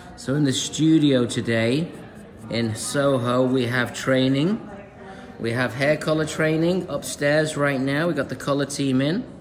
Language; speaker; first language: English; native; English